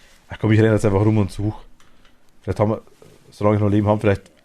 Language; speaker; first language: German; native; German